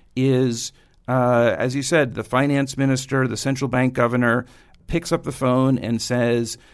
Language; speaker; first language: English; native; English